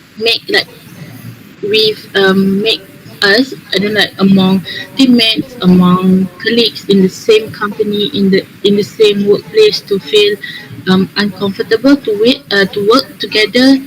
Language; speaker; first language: English; non-native, learner; Malay